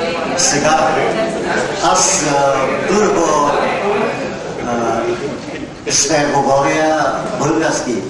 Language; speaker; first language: Bulgarian; non-native, learner; Vietnamese